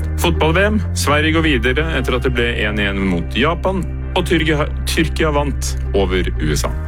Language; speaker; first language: Norwegian; native; Norwegian